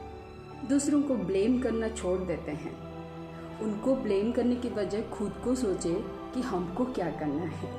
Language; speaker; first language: Hindi; non-native, local second language; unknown